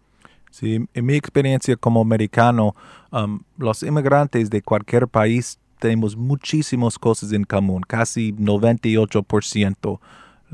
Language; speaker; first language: Spanish; non-native, fluent; English